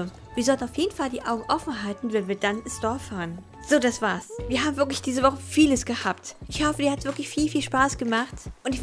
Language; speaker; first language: German; native; German